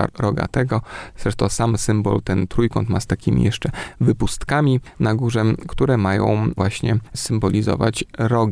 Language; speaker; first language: Polish; native; Polish